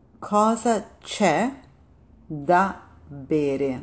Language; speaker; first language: Italian; non-native, fluent; English